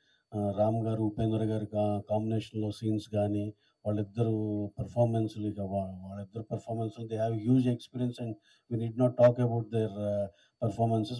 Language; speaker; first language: Telugu; native; Telugu